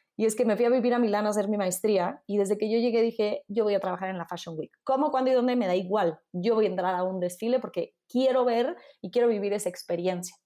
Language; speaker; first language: Spanish; native; Spanish